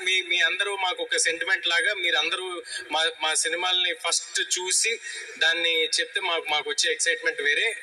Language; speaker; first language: Telugu; native; Telugu